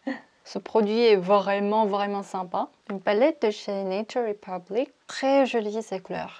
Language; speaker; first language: French; non-native, fluent; Korean